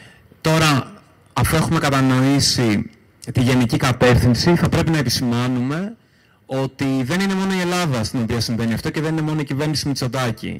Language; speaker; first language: Greek; native; Greek